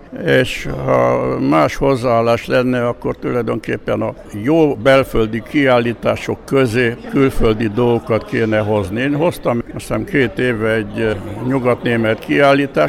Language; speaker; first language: Hungarian; native; Hungarian